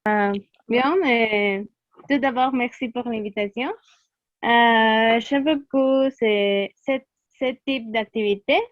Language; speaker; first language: French; non-native, learner; Spanish